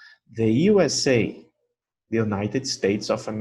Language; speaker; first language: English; non-native, fluent; Portuguese